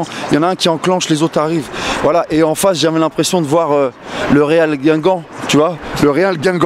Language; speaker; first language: French; native; French